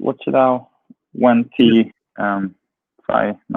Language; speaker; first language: Chinese; non-native, learner; English